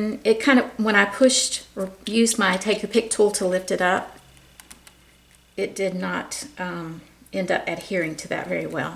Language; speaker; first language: English; native; English